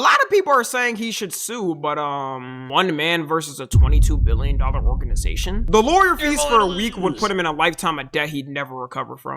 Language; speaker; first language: English; native; English